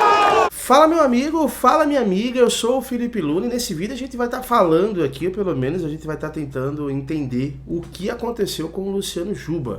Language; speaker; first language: Portuguese; native; Portuguese